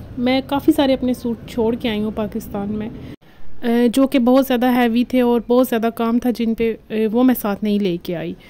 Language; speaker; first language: Urdu; native; Urdu